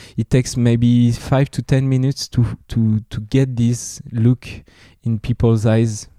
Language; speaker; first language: English; non-native, fluent; French